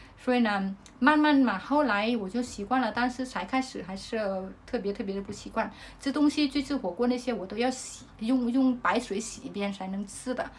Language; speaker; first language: Chinese; non-native, fluent; Vietnamese